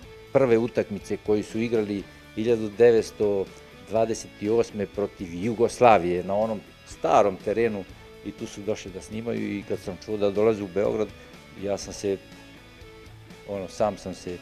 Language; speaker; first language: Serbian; early bilingual, heritage; Serbian